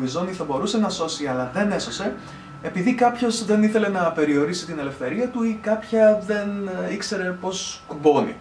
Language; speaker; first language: Greek; native; Greek